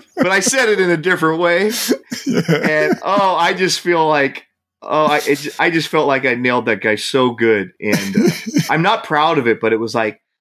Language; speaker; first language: English; native; English